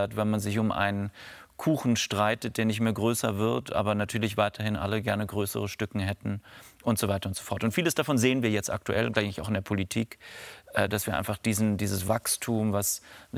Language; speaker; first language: German; native; German